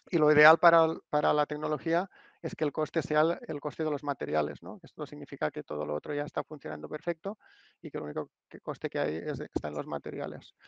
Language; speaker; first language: Spanish; non-native, local second language; Catalan